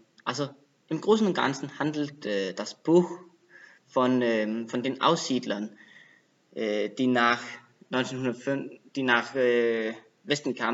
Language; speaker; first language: German; non-native, learner; Danish